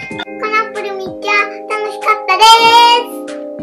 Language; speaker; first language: Japanese; native; Japanese